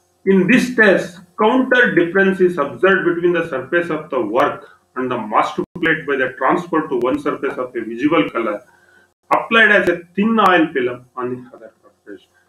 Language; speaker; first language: English; non-native, local second language; Kannada